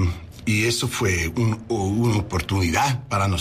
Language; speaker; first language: Spanish; non-native, learner; English